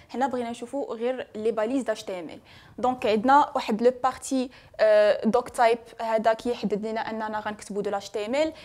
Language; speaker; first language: French; non-native, local second language; Arabic